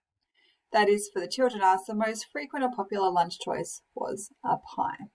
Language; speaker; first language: English; native; English